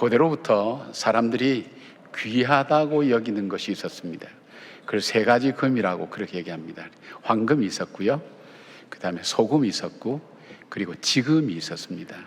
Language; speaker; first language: Korean; native; Korean